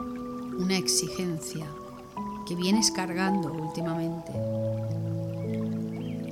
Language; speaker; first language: Spanish; native; Spanish